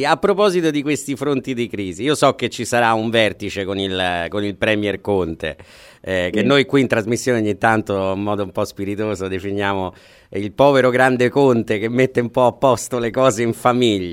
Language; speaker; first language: Italian; native; Italian